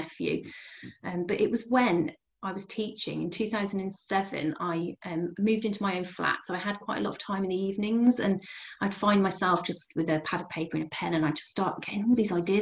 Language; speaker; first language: English; native; English